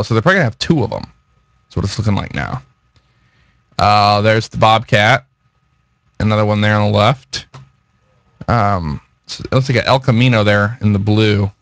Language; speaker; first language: English; native; English